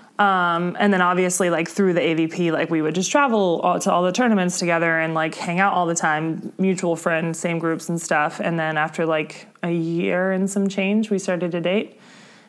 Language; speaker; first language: English; native; English